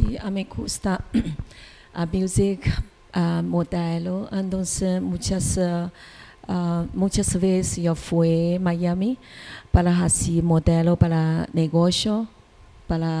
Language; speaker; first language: Spanish; non-native, learner; Chinese